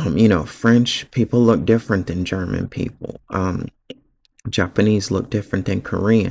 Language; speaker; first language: English; native; English